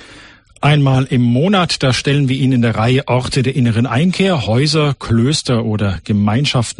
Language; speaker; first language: German; native; German